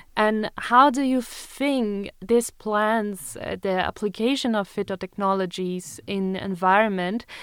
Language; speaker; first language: English; non-native, fluent; Polish